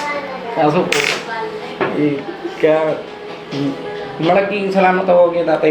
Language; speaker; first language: Filipino; non-native, learner; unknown